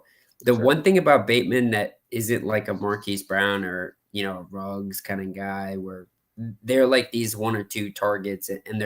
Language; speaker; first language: English; native; English